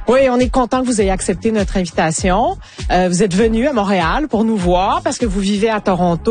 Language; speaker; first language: French; native; French